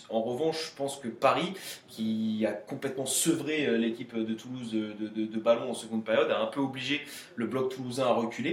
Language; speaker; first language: French; native; French